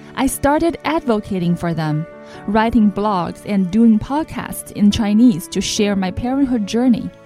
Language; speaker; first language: English; non-native, fluent; Chinese